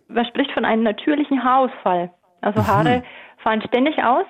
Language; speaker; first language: German; native; German